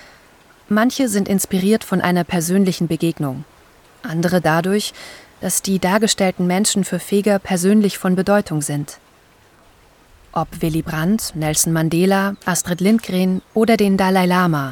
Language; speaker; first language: German; native; German